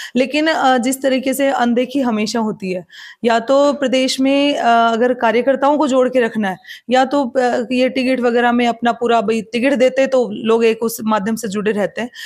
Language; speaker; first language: Hindi; native; Hindi